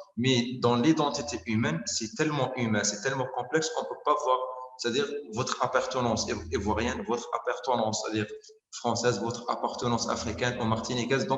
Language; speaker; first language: French; non-native, local second language; Arabic